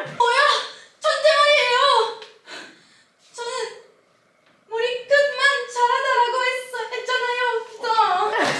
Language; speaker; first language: Korean; non-native, learner; French